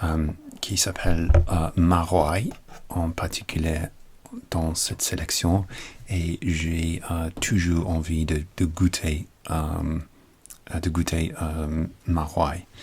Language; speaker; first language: French; non-native, learner; English